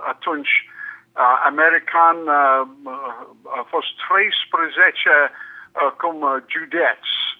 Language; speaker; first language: Romanian; non-native, learner; English